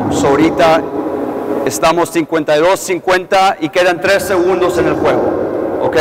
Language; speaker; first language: Spanish; early bilingual, heritage; English